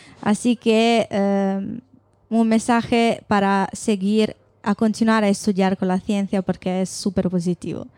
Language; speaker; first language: Spanish; non-native, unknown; Italian